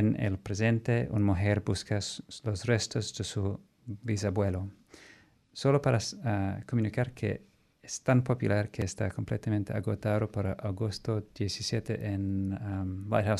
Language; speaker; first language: Spanish; non-native, fluent; English